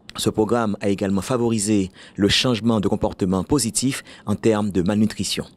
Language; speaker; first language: French; non-native, local second language; Haitian Creole